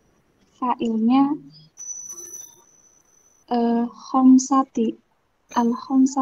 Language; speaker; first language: Arabic; non-native, learner; Indonesian